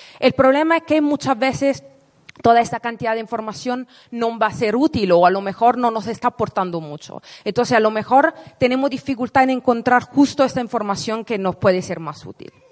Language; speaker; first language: Spanish; non-native, fluent; Italian